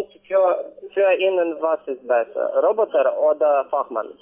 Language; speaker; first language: German; non-native, learner; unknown